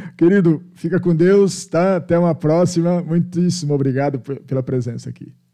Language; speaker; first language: Portuguese; native; Portuguese